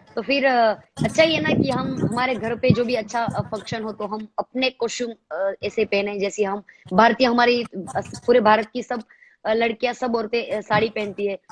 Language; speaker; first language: Hindi; non-native, local second language; Gujarati